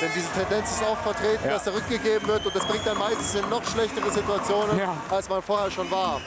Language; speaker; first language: German; native; German